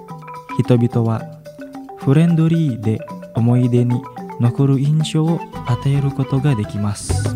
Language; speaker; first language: Japanese; non-native, fluent; Indonesian